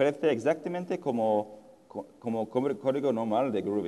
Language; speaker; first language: Spanish; non-native, fluent; English